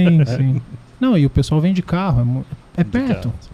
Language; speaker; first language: Portuguese; native; Portuguese